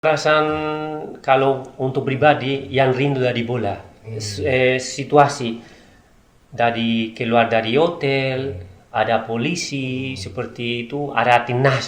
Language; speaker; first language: Indonesian; non-native, learner; Spanish